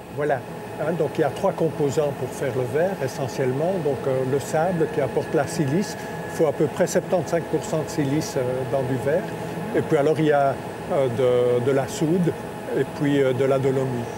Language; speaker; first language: French; native; French